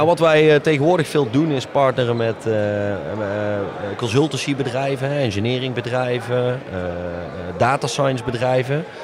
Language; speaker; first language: Dutch; native; Dutch